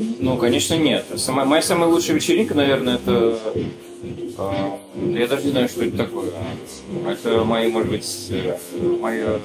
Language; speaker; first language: Russian; native; Russian